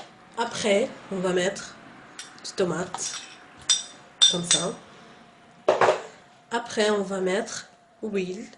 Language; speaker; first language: French; non-native, local second language; Arabic